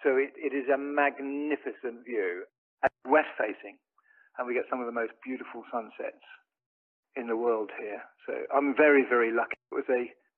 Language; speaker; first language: English; native; English